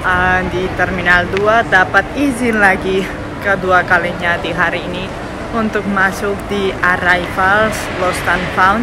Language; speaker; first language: Indonesian; non-native, fluent; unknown